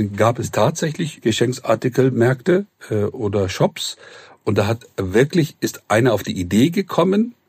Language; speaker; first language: German; non-native, fluent; Turkish